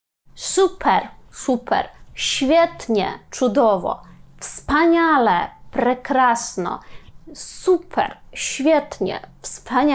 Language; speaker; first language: Polish; non-native, fluent; Ukrainian